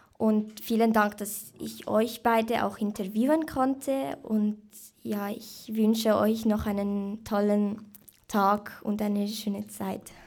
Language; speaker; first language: German; native; German